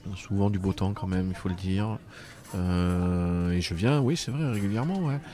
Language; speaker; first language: French; native; French